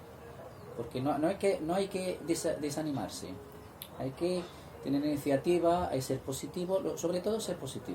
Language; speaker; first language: Spanish; non-native, fluent; Arabic